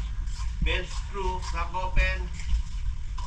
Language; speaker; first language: English; non-native, local second language; Filipino